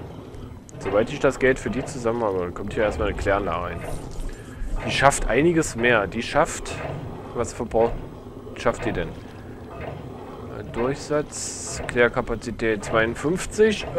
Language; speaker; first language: German; native; German